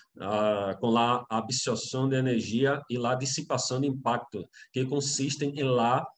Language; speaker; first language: Spanish; non-native, learner; Portuguese